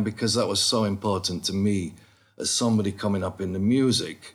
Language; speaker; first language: English; native; English